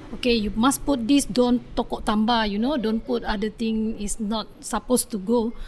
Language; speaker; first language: English; non-native, learner; Indonesian